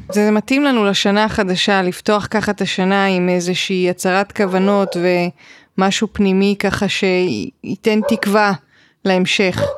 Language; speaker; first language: Hebrew; native; Hebrew